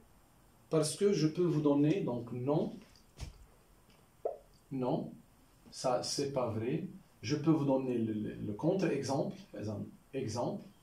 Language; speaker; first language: French; non-native, local second language; Arabic